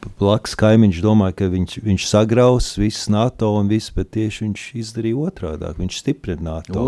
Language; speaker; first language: Latvian; early bilingual, heritage; Latvian